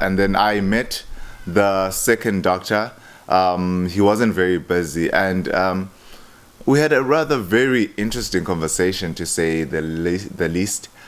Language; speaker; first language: English; non-native, local second language; Xhosa